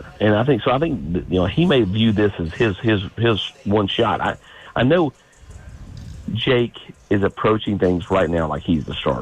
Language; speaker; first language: English; native; English